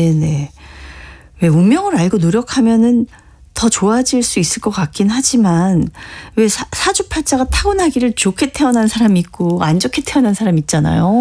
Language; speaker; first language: Korean; native; Korean